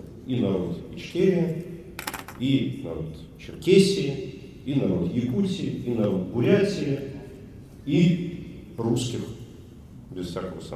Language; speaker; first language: Russian; native; Russian